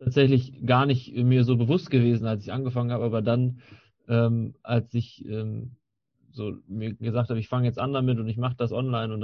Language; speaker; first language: German; native; German